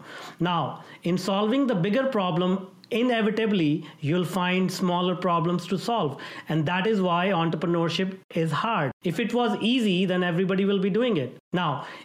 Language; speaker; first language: English; non-native, local second language; Hindi